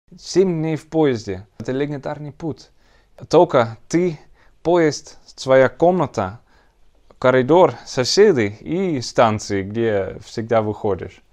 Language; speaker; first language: Russian; non-native, learner; Dutch